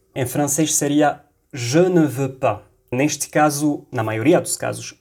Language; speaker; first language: Portuguese; non-native, fluent; Arabic